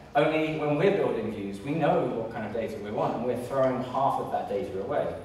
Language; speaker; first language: English; native; English